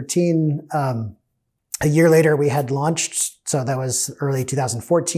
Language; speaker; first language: English; native; English